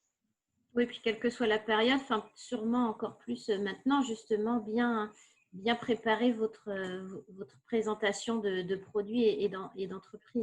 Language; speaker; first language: French; native; French